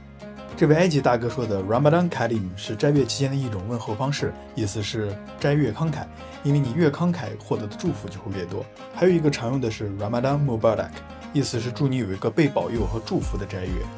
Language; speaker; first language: Chinese; native; Chinese